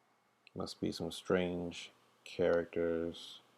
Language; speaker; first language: English; native; English